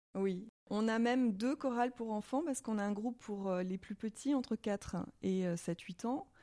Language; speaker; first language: French; native; French